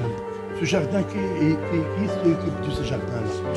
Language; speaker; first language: French; non-native, local second language; Arabic